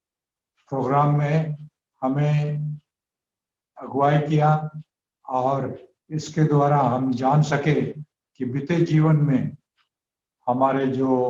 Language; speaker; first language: Hindi; native; Hindi